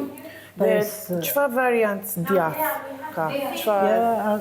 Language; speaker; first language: Albanian; non-native, learner; English